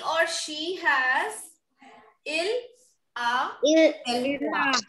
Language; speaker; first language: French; non-native, fluent; Hindi